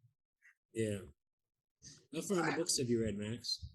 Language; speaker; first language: English; native; English